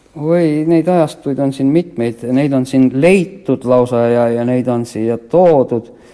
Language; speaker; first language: Estonian; native; Estonian